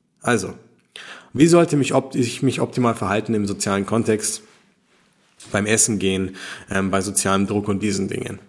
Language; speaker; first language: German; native; German